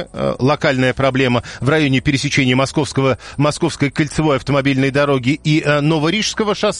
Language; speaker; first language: Russian; native; Russian